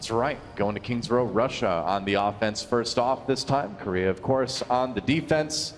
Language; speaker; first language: English; native; English